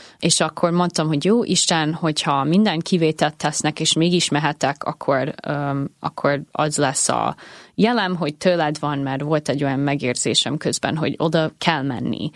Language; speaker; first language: Hungarian; non-native, fluent; English